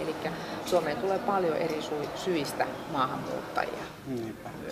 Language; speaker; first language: Finnish; native; Finnish